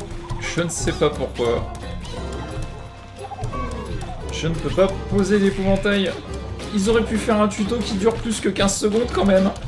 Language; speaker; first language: French; native; French